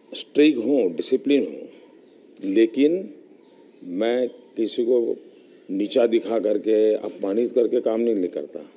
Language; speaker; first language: Hindi; non-native, local second language; Gujarati